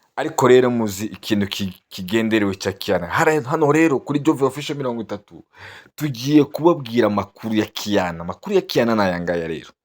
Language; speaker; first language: Kinyarwanda; native; Kinyarwanda